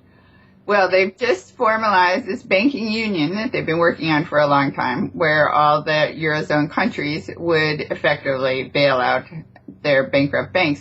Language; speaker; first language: English; native; English